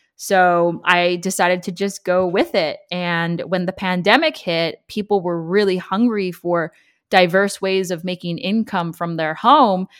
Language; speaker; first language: English; native; English